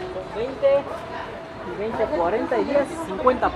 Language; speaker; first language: Spanish; native; Spanish